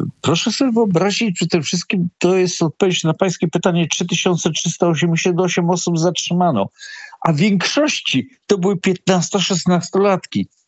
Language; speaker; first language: Polish; native; Polish